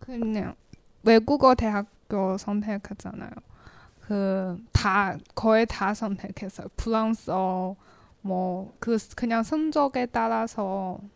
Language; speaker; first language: Korean; non-native, learner; Chinese